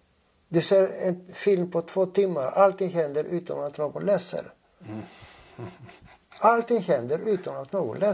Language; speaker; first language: Swedish; non-native, fluent; Greek